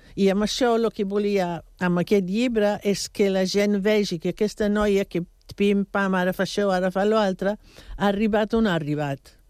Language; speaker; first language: Catalan; non-native, local second language; Spanish